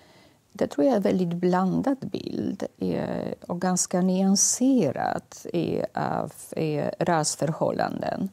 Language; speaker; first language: Swedish; non-native, fluent; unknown